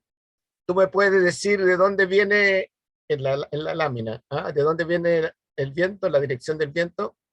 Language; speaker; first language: Spanish; native; Spanish